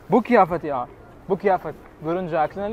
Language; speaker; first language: Turkish; non-native, learner; Arabic